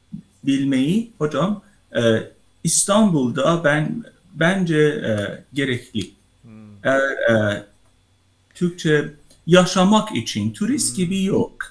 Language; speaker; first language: Turkish; non-native, learner; Persian